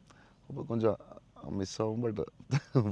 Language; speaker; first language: Tamil; non-native, local second language; Telugu